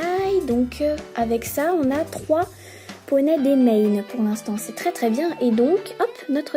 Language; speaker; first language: French; native; French